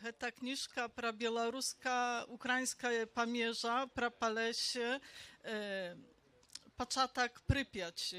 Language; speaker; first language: Polish; non-native, local second language; Belarusian